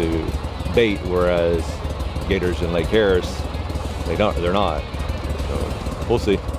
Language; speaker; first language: English; native; English